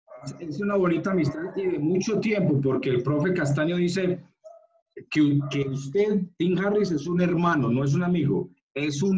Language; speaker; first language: Spanish; native; Spanish